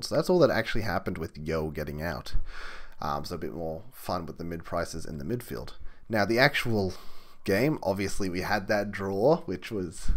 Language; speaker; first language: English; native; English